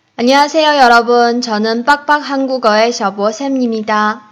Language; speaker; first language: Korean; non-native, fluent; Chinese